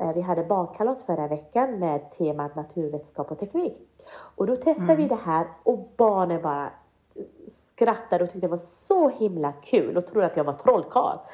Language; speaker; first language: Swedish; early bilingual, other home language; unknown